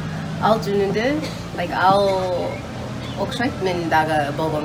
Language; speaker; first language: Kyrgyz; non-native, learner; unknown